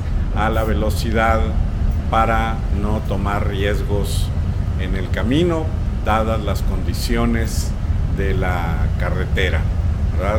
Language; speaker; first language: Spanish; native; Spanish